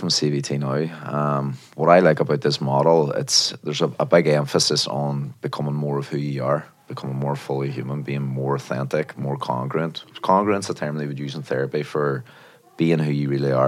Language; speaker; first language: English; native; English